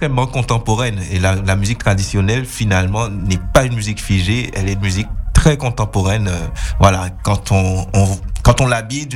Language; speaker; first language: French; native; French